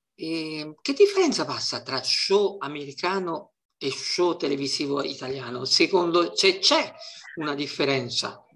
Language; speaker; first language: Italian; native; Italian